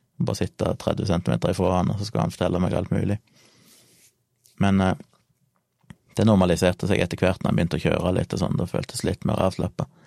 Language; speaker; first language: Norwegian; native; Norwegian